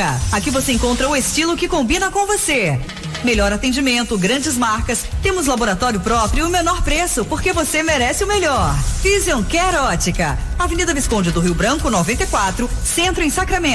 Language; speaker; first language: Portuguese; native; Portuguese